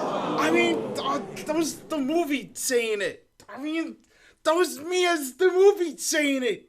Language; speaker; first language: English; native; English